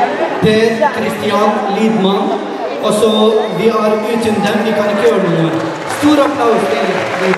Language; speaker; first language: Norwegian; non-native, learner; Arabic